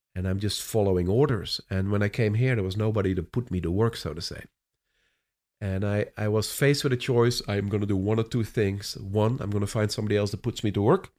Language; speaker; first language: English; non-native, fluent; Dutch